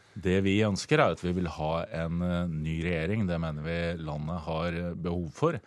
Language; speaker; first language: Norwegian; native; Norwegian